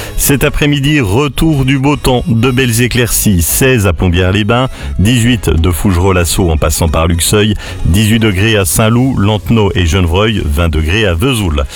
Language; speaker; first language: French; native; French